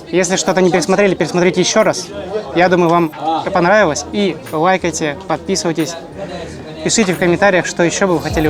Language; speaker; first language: Russian; native; Russian